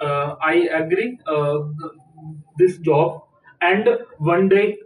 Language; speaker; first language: English; non-native, learner; Hindi